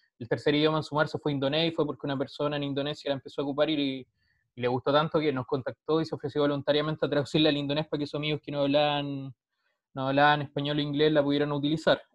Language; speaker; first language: Spanish; native; Spanish